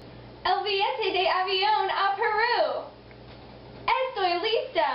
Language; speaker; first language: Spanish; non-native, learner; English